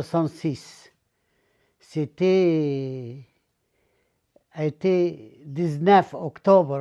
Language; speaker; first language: French; non-native, learner; Arabic